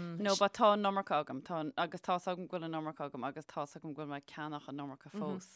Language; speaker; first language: Irish; native; Irish